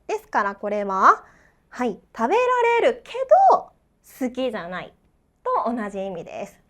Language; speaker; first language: Japanese; non-native, fluent; Chinese